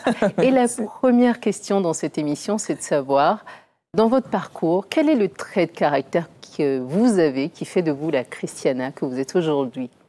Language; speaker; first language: French; native; French